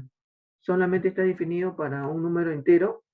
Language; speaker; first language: Spanish; native; Spanish